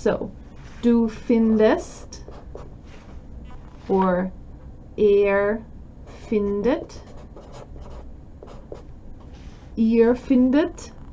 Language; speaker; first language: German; non-native, fluent; English